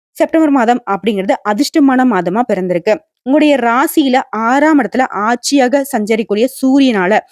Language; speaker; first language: Tamil; native; Tamil